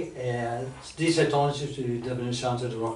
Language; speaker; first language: French; non-native, fluent; English